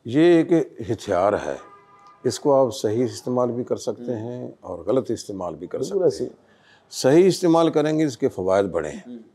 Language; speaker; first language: Urdu; native; Urdu